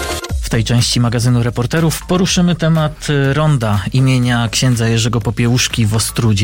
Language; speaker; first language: Polish; native; Polish